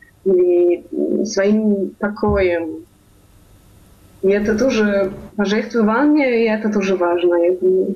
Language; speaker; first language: Russian; non-native, fluent; German